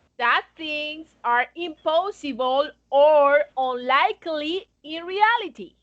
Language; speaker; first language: English; non-native, fluent; Spanish